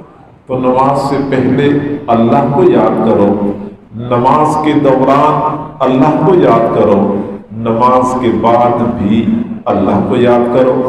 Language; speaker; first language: Urdu; native; Urdu